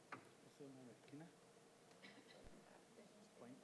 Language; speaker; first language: Portuguese; native; Portuguese